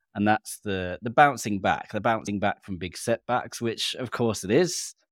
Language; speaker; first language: English; native; English